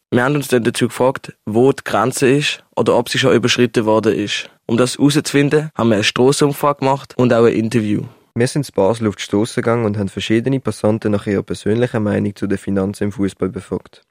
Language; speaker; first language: German; native; German